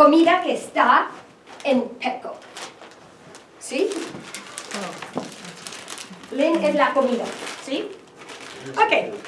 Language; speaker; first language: Spanish; non-native, fluent; English